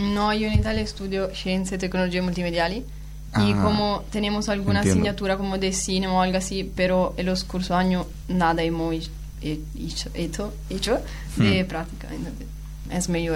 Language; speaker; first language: Spanish; non-native, learner; Italian